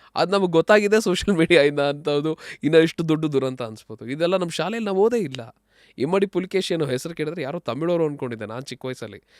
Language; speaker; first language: Kannada; non-native, local second language; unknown